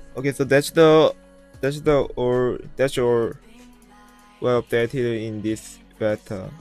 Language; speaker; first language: English; non-native, learner; Korean